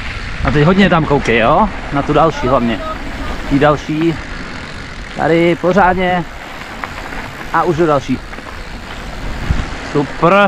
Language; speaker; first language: Czech; native; Czech